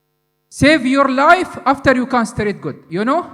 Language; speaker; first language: English; non-native, learner; Arabic